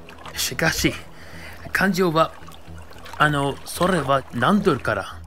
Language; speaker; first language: Japanese; non-native, learner; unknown